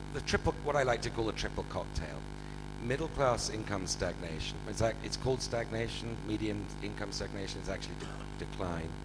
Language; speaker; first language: English; native; English